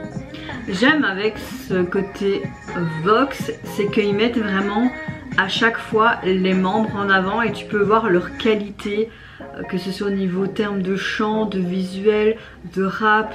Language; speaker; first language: French; native; French